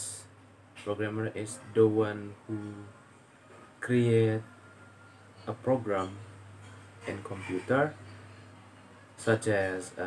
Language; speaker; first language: English; non-native, learner; Indonesian